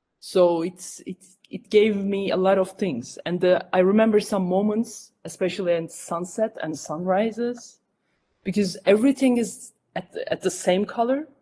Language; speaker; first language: English; non-native, fluent; Turkish